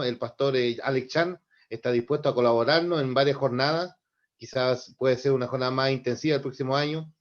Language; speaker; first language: Spanish; native; Spanish